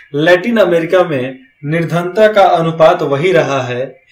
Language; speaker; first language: Hindi; native; Hindi